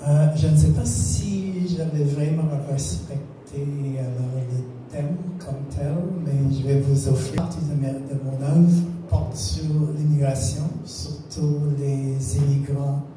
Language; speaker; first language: French; non-native, fluent; English